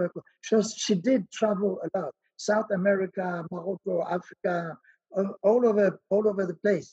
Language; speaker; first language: English; non-native, fluent; French